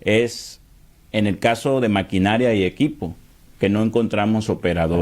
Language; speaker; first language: Spanish; native; Spanish